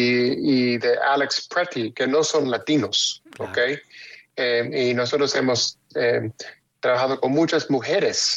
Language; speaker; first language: Spanish; early bilingual, heritage; Spanish